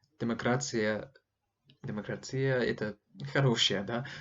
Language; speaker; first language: Russian; non-native, learner; English